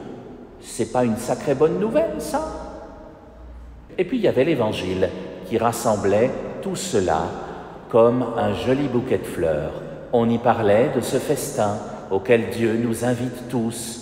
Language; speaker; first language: French; native; French